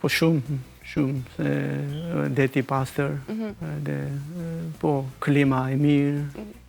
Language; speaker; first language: Albanian; non-native, learner; Korean